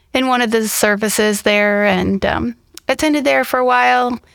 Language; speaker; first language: English; native; English